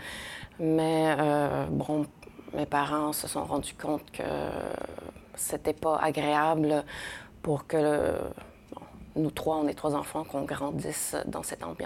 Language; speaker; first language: French; early bilingual, other home language; Spanish